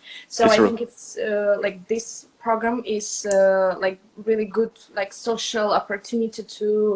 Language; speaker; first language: English; non-native, fluent; Russian